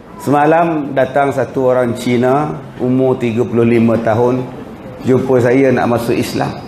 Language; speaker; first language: Malay; native; Malay